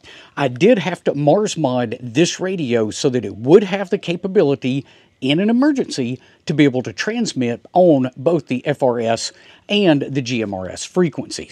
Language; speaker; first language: English; native; English